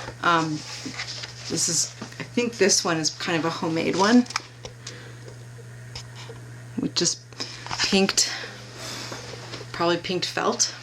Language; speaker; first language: English; native; English